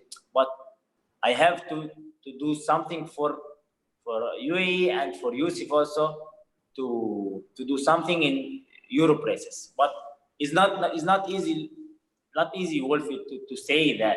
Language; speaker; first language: English; non-native, fluent; Arabic